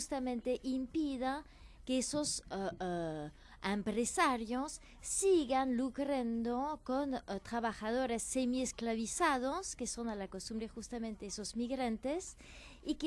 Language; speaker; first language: Spanish; non-native, fluent; French